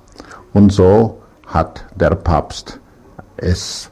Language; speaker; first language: German; non-native, learner; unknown